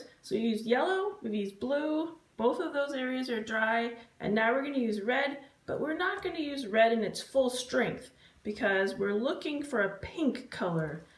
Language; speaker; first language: English; native; English